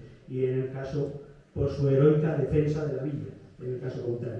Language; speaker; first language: Spanish; native; Spanish